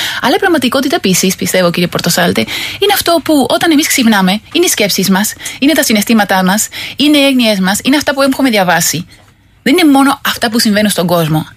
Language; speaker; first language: Greek; non-native, fluent; Spanish